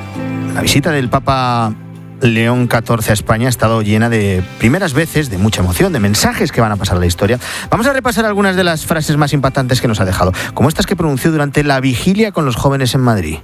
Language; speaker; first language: Spanish; native; Spanish